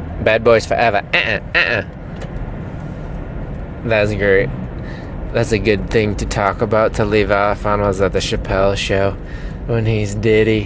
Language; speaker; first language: English; native; English